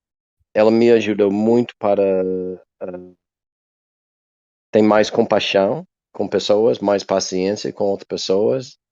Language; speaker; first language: Portuguese; non-native, learner; English